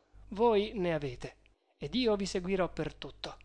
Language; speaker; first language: Italian; native; Italian